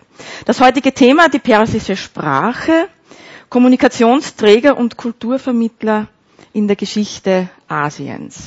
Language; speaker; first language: German; native; German